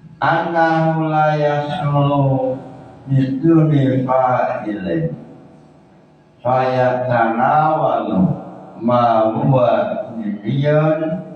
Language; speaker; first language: Arabic; non-native, fluent; Javanese